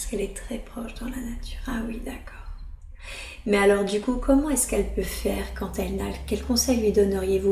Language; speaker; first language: French; native; French